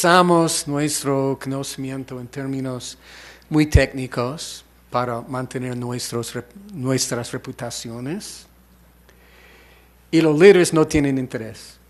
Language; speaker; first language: Spanish; non-native, fluent; English